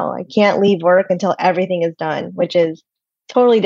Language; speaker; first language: English; native; English